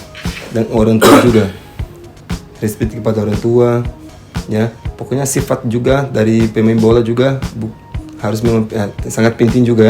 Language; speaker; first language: Indonesian; non-native, fluent; Portuguese